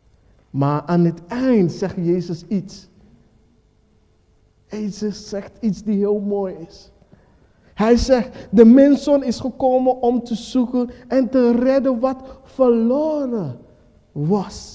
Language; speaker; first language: Dutch; non-native, fluent; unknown